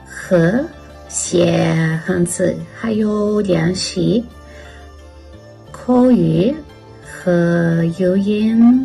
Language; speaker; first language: Chinese; non-native, learner; Portuguese